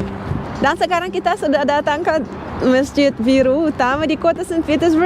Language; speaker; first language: Indonesian; non-native, fluent; Russian